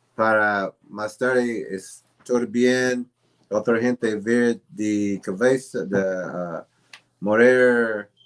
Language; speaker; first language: Spanish; non-native, learner; English